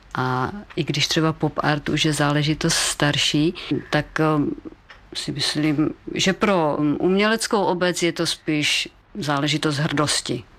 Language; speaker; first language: Czech; native; Czech